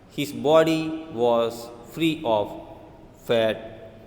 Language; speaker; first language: English; non-native, local second language; Hindi